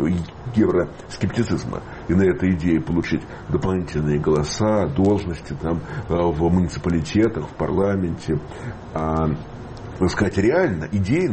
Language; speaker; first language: Russian; native; Russian